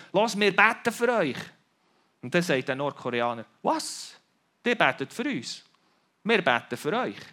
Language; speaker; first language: German; native; German